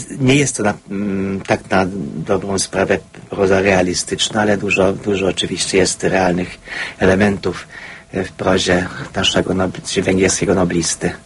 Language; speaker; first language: Polish; non-native, fluent; Hungarian